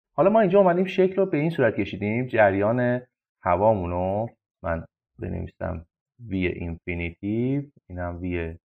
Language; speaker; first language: Persian; native; Persian